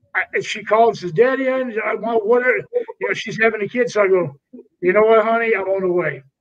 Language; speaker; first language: English; native; English